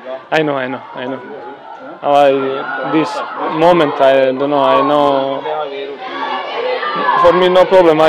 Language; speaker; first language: English; non-native, learner; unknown